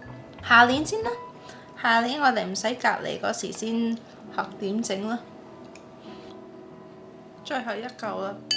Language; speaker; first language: Cantonese; early bilingual, heritage; Cantonese